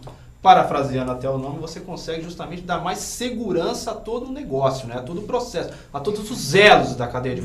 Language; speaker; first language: Portuguese; native; Portuguese